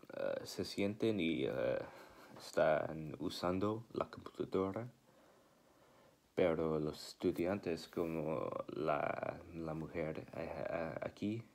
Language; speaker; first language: Spanish; non-native, learner; English